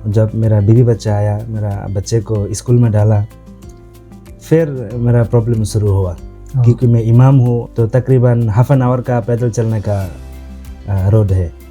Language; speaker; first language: Hindi; non-native, fluent; Bangla